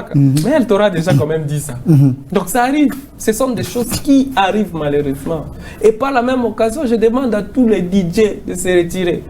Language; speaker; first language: French; non-native, local second language; Swahili